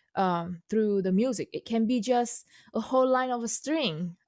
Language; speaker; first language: English; non-native, fluent; Indonesian